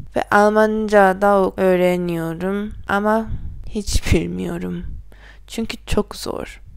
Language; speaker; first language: Turkish; non-native, learner; Korean